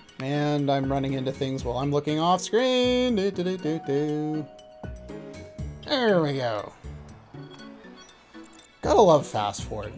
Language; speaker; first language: English; native; English